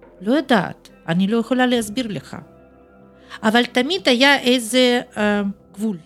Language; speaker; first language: Hebrew; non-native, fluent; Russian